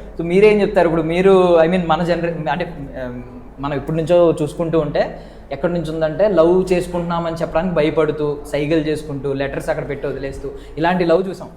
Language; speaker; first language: Telugu; native; Telugu